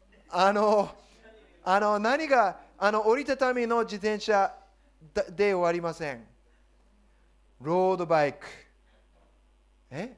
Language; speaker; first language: Japanese; non-native, fluent; English